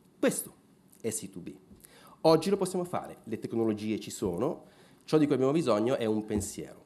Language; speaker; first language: Italian; native; Italian